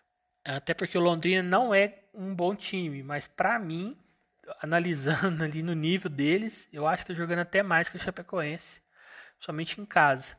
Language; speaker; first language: Portuguese; native; Portuguese